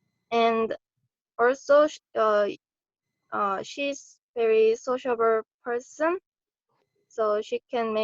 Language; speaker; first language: English; non-native, learner; Korean